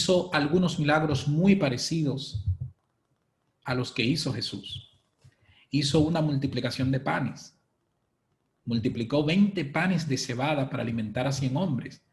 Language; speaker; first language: Spanish; native; Spanish